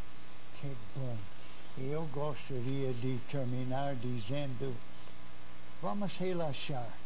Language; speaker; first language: Portuguese; non-native, fluent; English